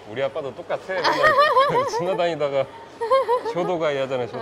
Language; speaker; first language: Korean; native; Korean